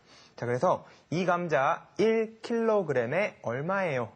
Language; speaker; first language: Korean; native; Korean